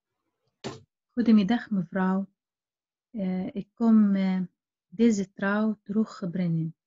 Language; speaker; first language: Dutch; non-native, learner; Arabic